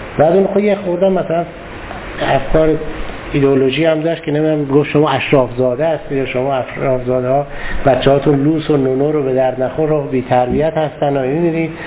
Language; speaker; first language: Persian; native; Persian